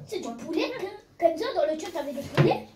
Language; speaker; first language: French; native; French